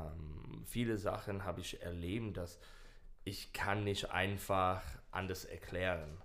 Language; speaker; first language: German; non-native, learner; English